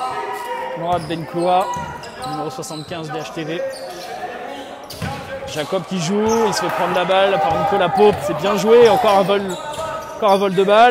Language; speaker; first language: French; native; French